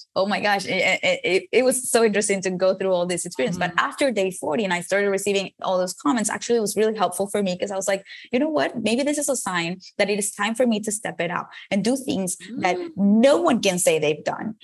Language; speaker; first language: English; non-native, fluent; Spanish